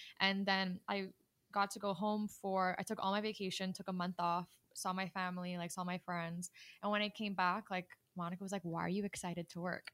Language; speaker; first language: English; native; English